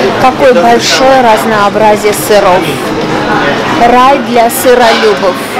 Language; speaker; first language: Russian; non-native, local second language; Armenian